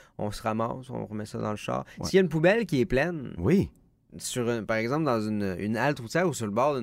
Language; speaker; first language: French; native; French